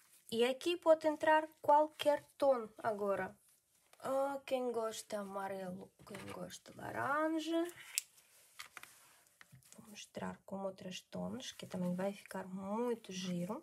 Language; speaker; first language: Portuguese; non-native, learner; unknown